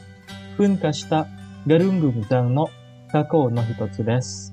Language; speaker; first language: Japanese; non-native, fluent; Indonesian